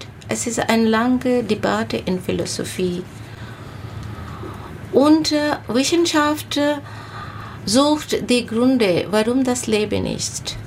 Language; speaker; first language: German; non-native, learner; Bangla